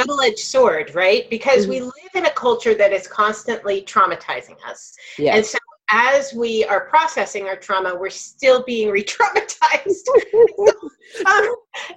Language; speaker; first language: English; native; English